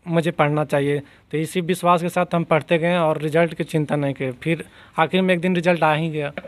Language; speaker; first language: Hindi; native; Hindi